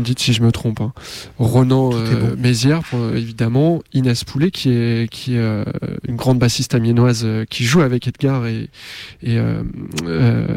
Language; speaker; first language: French; native; French